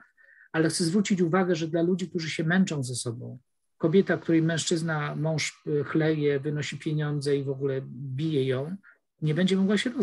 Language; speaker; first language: Polish; native; Polish